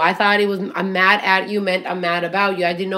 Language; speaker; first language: English; early bilingual, other home language; Albanian